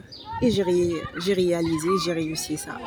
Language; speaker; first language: French; non-native, local second language; Arabic